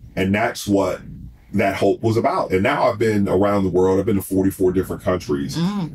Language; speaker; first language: English; native; English